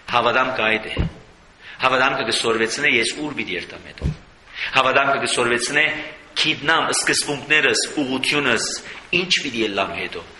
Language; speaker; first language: Armenian; native; Armenian